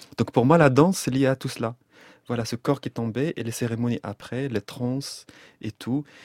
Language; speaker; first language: French; non-native, local second language; Arabic